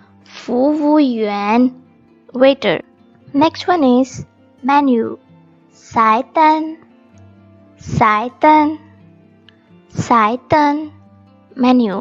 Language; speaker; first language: Chinese; non-native, fluent; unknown